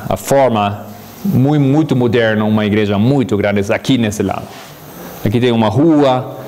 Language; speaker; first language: Portuguese; non-native, fluent; Spanish